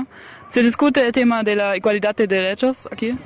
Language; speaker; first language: Spanish; non-native, fluent; German